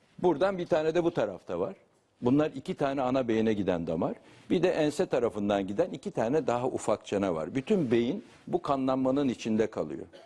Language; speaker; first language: Turkish; native; Turkish